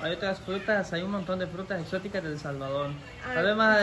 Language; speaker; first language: Spanish; native; Spanish